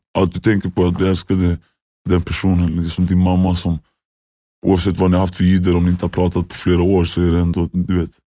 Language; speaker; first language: Swedish; native; Swedish